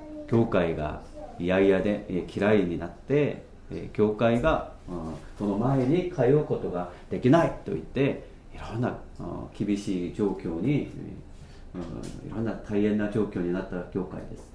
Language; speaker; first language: Japanese; non-native, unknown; Korean